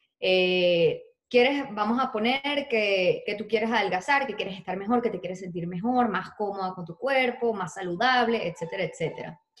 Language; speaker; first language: Spanish; native; Spanish